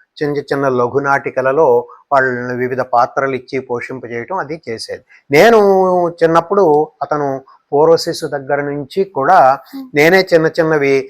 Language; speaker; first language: Telugu; native; Telugu